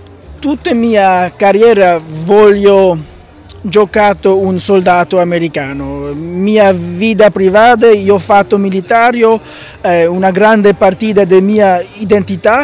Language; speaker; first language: Italian; non-native, learner; English